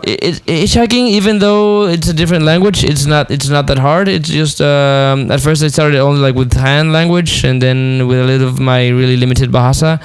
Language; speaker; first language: English; non-native, fluent; Spanish